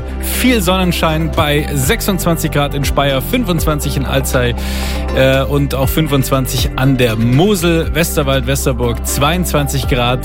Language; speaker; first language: German; native; German